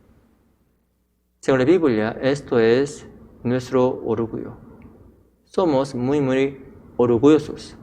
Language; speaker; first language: Spanish; non-native, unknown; Korean